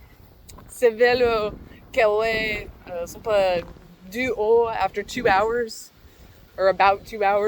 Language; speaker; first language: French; non-native, learner; English